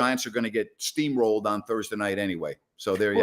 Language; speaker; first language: English; native; English